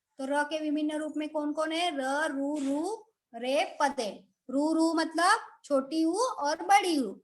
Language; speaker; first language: Hindi; non-native, local second language; Marathi